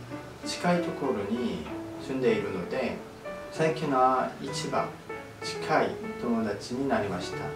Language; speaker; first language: Japanese; non-native, fluent; Korean